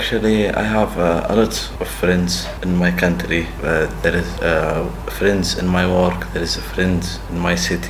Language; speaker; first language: English; non-native, learner; Arabic